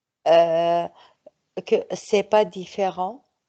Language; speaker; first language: French; non-native, fluent; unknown